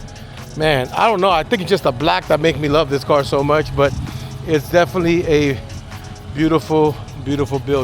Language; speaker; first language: English; native; English